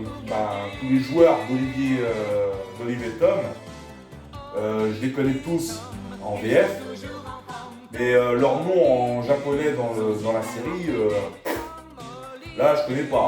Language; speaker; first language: French; native; French